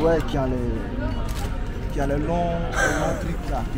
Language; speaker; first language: French; native; French